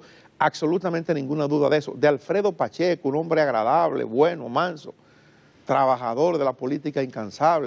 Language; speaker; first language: Spanish; native; Spanish